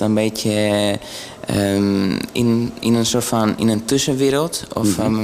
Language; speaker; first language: Dutch; non-native, fluent; Greek